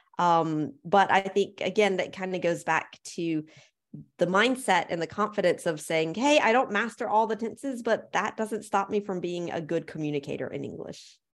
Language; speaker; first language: English; native; English